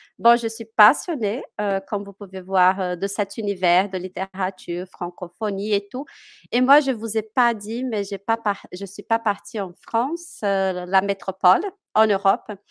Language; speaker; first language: French; non-native, fluent; Portuguese